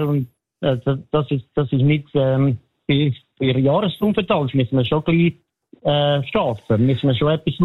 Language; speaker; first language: German; non-native, fluent; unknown